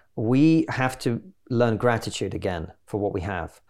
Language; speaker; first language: English; non-native, fluent; Russian